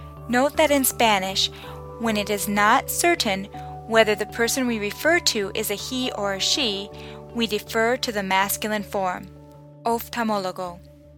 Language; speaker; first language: English; native; English